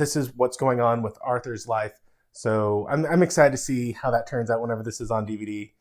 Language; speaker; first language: English; native; English